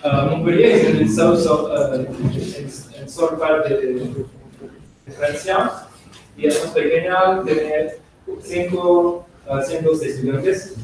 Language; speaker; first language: Spanish; non-native, learner; French